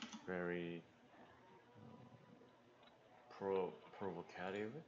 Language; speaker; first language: English; non-native, learner; Korean